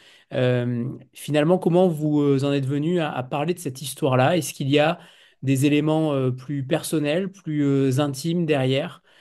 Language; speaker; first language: French; native; French